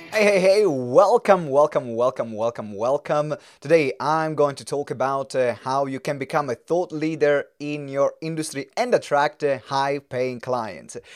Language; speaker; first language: English; non-native, fluent; Italian